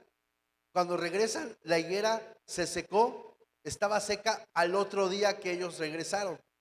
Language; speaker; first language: Spanish; native; Spanish